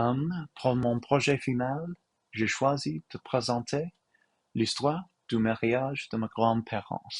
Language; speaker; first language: French; non-native, learner; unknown